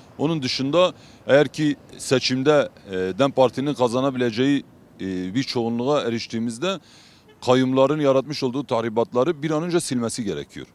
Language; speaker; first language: Turkish; non-native, local second language; Kurdish